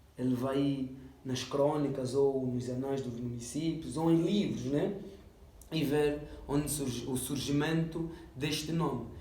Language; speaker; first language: Portuguese; native; Portuguese